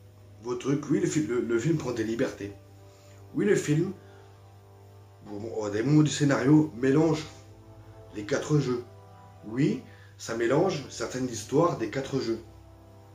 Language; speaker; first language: French; native; French